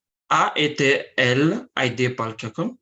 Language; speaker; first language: French; non-native, learner; Portuguese